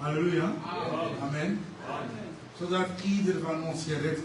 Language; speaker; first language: Dutch; non-native, fluent; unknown